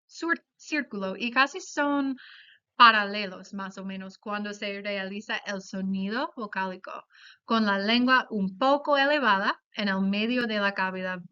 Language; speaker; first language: Spanish; non-native, fluent; English